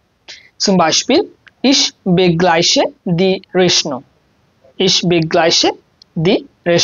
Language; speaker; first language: German; non-native, learner; Bangla